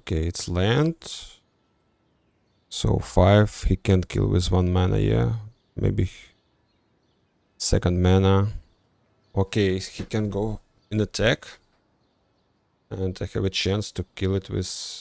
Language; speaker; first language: English; non-native, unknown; Ukrainian